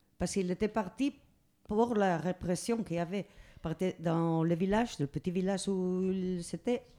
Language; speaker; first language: French; non-native, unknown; Spanish